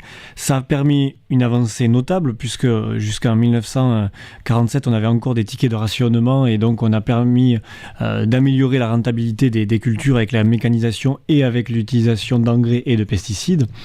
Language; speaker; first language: French; native; French